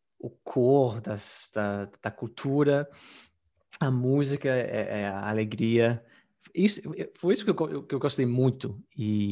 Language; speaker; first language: Portuguese; non-native, fluent; English